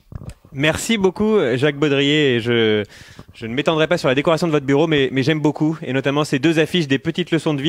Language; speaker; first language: French; native; French